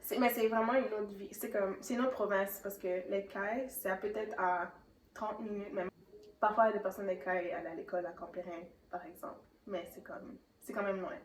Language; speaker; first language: French; early bilingual, other home language; Haitian Creole